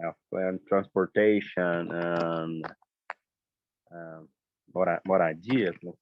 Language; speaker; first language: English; non-native, learner; Portuguese